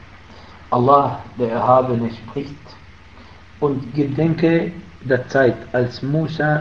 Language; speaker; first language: German; non-native, fluent; Arabic